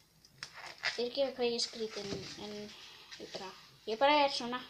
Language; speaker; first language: Icelandic; non-native, local second language; Portuguese